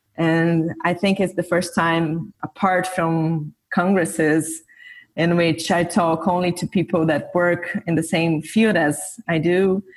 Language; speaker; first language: English; non-native, fluent; Portuguese